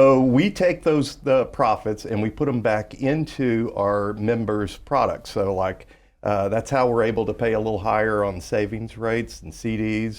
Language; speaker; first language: English; native; English